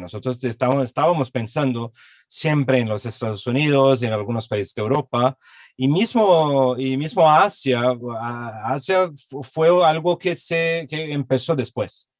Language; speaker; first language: Spanish; non-native, fluent; Portuguese